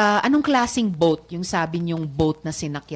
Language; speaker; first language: Filipino; native; Filipino